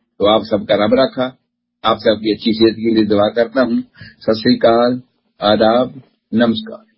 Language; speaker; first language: Hindi; non-native, local second language; Punjabi